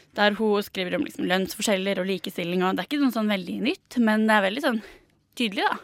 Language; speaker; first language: Norwegian; native; Norwegian